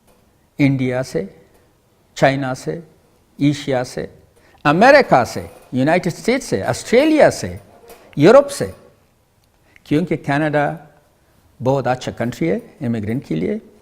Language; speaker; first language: Hindi; non-native, fluent; Pashto